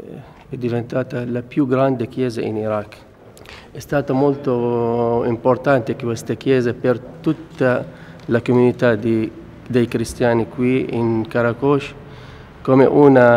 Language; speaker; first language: Italian; non-native, fluent; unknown